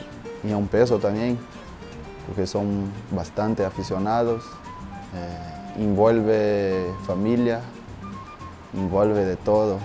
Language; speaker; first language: Spanish; non-native, learner; Portuguese